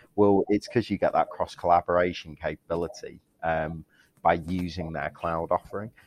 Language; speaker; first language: English; native; English